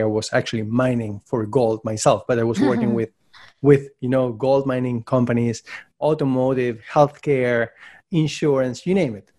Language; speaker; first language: English; non-native, fluent; Spanish